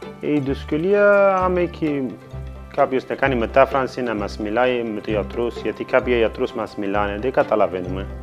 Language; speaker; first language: Greek; non-native, learner; Kurdish